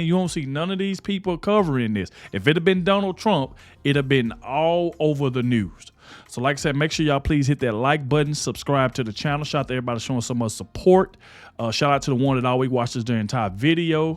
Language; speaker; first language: English; native; English